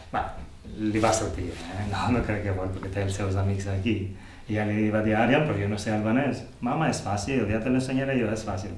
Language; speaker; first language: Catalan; non-native, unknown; Albanian